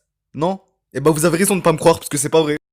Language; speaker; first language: French; native; French